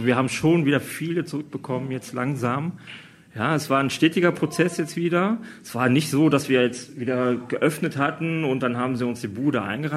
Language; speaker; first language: German; native; German